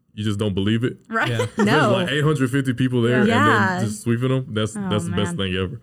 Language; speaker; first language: English; native; English